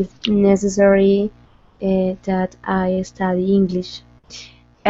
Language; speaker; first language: English; non-native, learner; Spanish